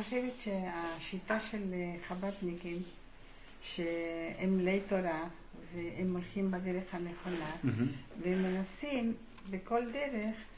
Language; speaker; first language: Hebrew; non-native, learner; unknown